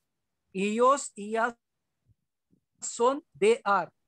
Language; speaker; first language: Spanish; non-native, learner; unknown